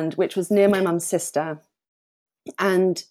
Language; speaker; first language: English; native; English